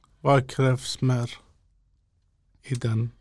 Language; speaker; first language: Swedish; non-native, local second language; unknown